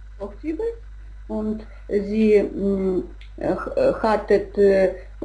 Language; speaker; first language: German; non-native, learner; Russian